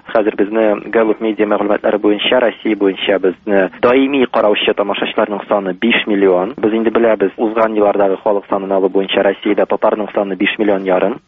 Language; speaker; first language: Tatar; native; Tatar